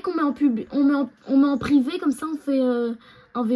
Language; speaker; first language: French; native; French